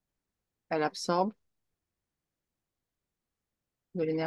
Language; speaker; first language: French; native; French